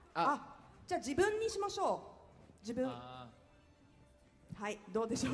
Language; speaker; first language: Japanese; native; Japanese